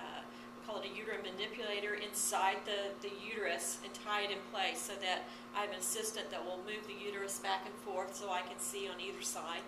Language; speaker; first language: English; native; English